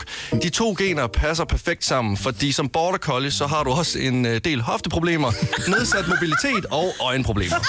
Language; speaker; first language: Danish; native; Danish